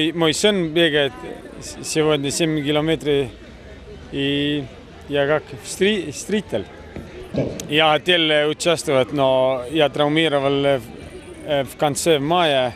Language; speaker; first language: Russian; non-native, local second language; Estonian